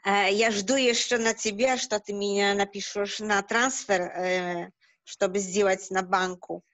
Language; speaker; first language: Russian; early bilingual, heritage; Russian